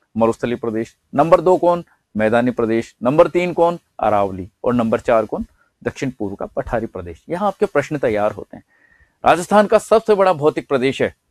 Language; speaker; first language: Hindi; native; Hindi